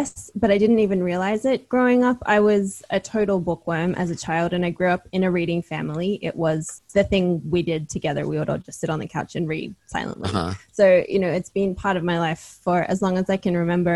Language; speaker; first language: English; native; English